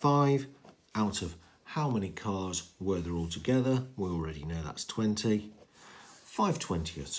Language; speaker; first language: English; native; English